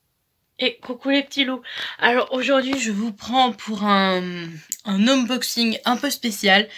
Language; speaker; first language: French; native; French